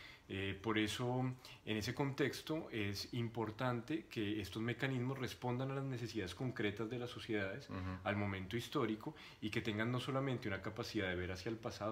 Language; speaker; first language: Spanish; native; Spanish